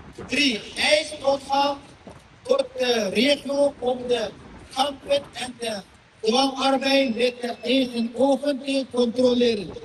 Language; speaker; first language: Dutch; non-native, learner; Uyghur